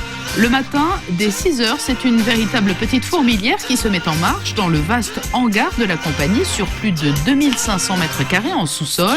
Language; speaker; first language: French; native; French